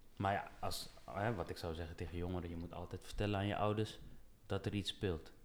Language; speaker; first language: Dutch; early bilingual, other home language; Papiamento